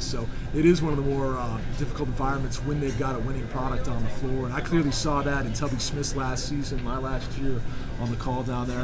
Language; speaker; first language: English; native; English